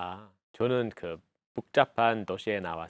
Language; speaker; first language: Korean; non-native, fluent; English